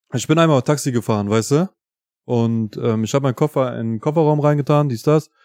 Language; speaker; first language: German; early bilingual, other home language; Albanian